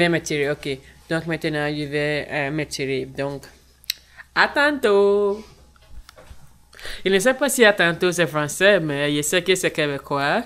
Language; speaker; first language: French; non-native, learner; English